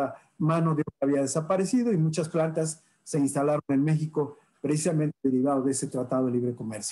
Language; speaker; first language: Spanish; native; Spanish